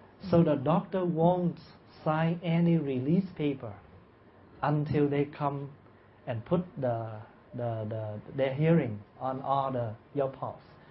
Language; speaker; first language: English; non-native, fluent; Vietnamese